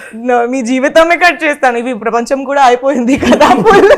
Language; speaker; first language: Telugu; non-native, learner; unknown